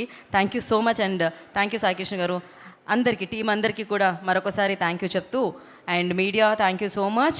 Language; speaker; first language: Telugu; native; Telugu